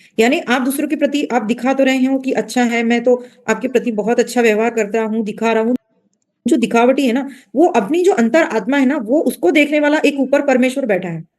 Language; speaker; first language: Hindi; non-native, local second language; Marathi